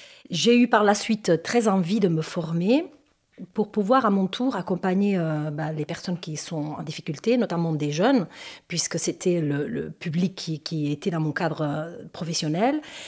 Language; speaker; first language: French; non-native, fluent; Spanish